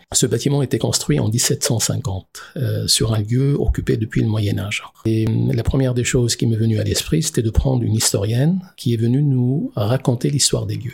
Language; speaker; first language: French; non-native, local second language; Arabic